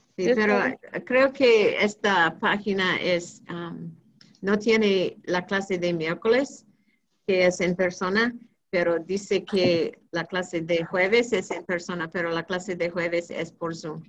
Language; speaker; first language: Spanish; non-native, learner; English